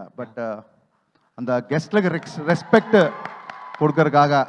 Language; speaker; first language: Tamil; non-native, learner; Telugu